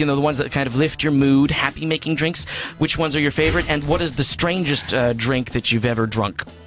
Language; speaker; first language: English; native; English